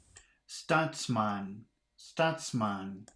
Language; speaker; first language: German; non-native, learner; English